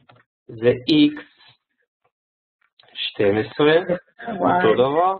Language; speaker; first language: Hebrew; non-native, fluent; Russian